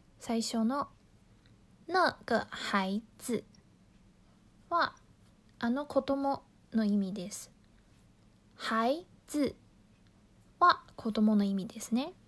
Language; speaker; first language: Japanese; non-native, fluent; Chinese